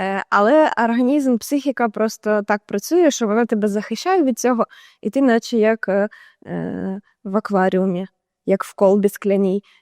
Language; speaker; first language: Ukrainian; native; Ukrainian